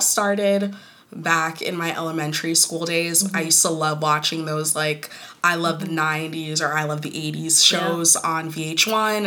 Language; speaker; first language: English; native; English